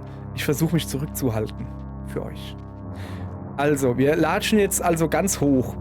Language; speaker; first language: German; native; German